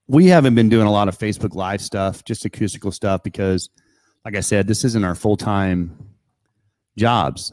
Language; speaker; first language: English; native; English